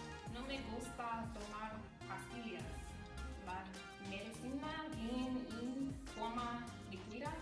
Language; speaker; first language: Spanish; non-native, learner; English